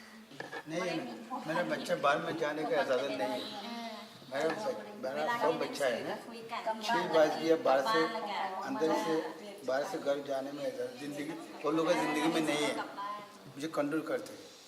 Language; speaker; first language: Hindi; non-native, learner; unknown